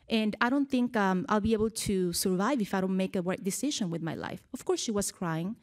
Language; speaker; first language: English; early bilingual, other home language; Spanish